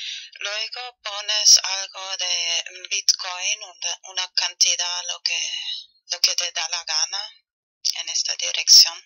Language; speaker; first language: Spanish; non-native, fluent; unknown